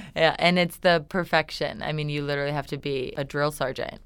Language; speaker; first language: English; native; English